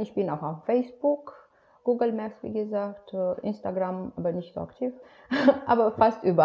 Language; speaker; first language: German; non-native, fluent; Romanian